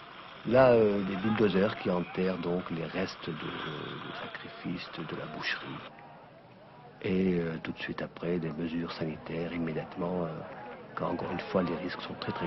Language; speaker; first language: French; non-native, local second language; Arabic